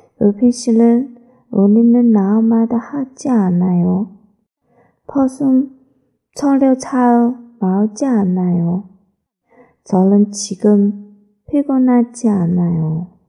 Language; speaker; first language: Korean; non-native, learner; Chinese